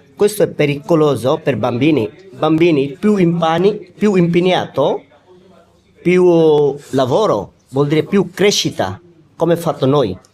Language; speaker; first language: Italian; non-native, learner; Bangla